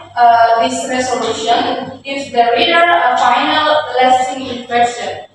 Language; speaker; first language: English; non-native, learner; Indonesian